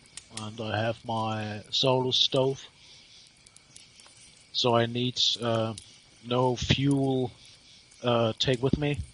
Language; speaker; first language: English; non-native, learner; German